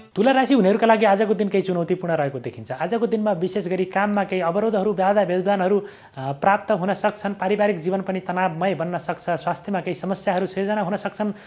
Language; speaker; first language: Nepali; native; Nepali